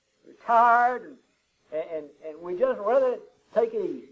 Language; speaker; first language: English; native; English